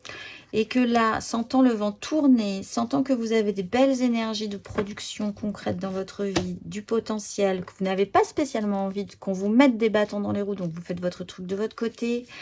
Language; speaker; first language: French; native; French